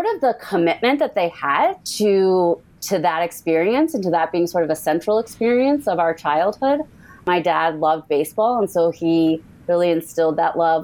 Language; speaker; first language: English; native; English